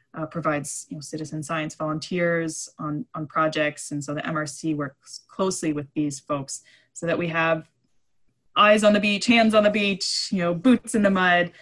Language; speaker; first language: English; native; English